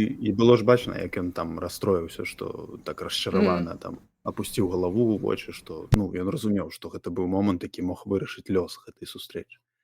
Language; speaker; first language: Belarusian; non-native, local second language; Russian